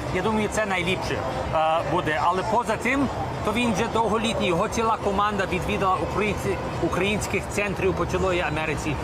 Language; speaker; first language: Ukrainian; early bilingual, heritage; Ukrainian